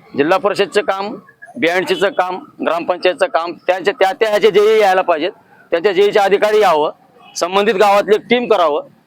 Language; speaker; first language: Marathi; native; Marathi